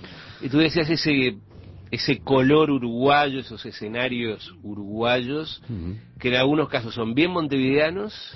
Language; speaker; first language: Spanish; native; Spanish